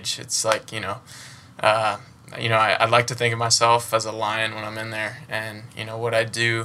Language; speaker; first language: English; native; English